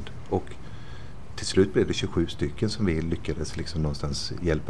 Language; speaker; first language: Swedish; native; Swedish